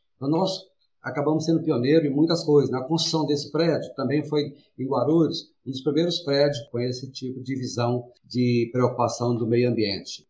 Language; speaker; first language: Portuguese; native; Portuguese